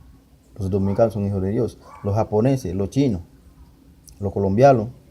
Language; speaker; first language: Spanish; non-native, learner; Haitian Creole